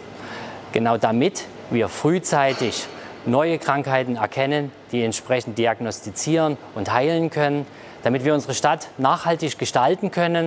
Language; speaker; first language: German; native; German